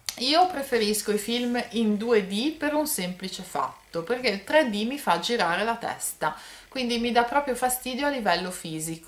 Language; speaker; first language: Italian; native; Italian